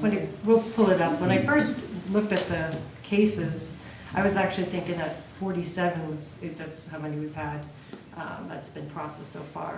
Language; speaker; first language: English; native; English